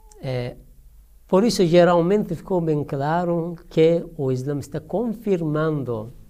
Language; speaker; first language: Portuguese; non-native, learner; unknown